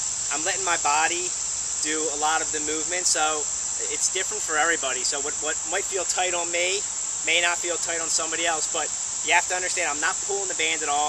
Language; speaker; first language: English; native; English